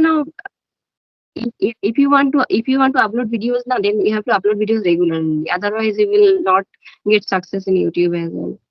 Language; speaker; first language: English; non-native, learner; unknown